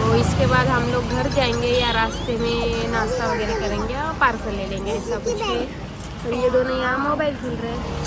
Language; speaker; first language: Hindi; native; Hindi